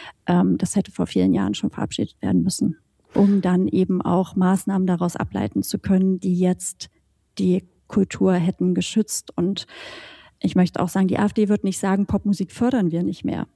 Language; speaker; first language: German; native; German